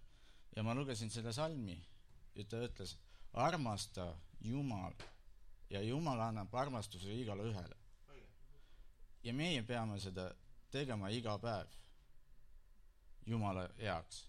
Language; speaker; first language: Estonian; non-native, local second language; Russian